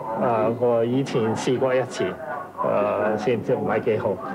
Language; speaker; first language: Chinese; non-native, local second language; Wu Chinese